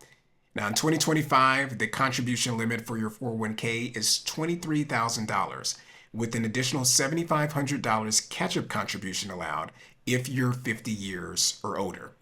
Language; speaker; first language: English; native; English